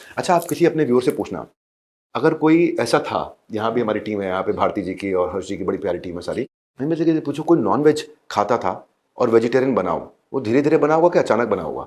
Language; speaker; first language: Hindi; native; Hindi